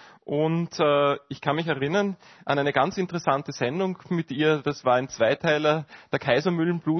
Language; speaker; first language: German; native; German